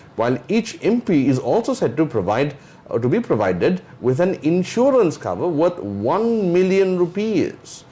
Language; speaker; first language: English; non-native, local second language; Sinhala